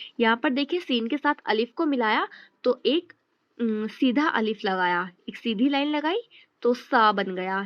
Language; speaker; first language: Hindi; native; Hindi